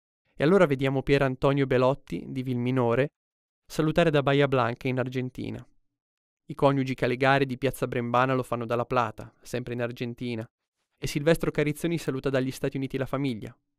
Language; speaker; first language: Italian; native; Italian